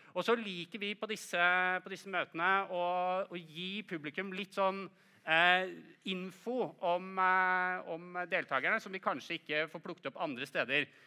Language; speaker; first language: Norwegian; native; Norwegian